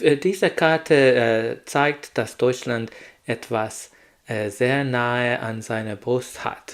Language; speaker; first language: German; non-native, learner; Hungarian